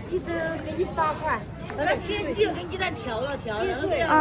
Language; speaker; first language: Chinese; native; Chinese